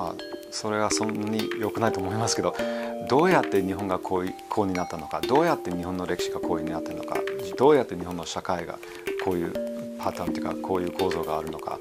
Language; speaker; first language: Japanese; non-native, fluent; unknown